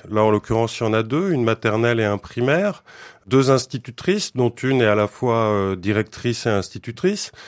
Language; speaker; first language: French; native; French